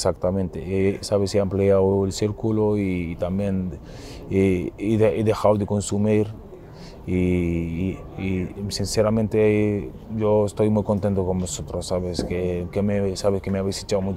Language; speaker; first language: Spanish; non-native, fluent; Arabic